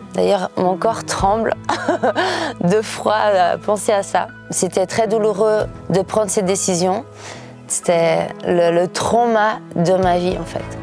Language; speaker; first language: French; early bilingual, other home language; Portuguese